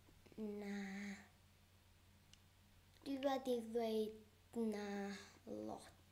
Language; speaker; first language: Welsh; non-native, local second language; English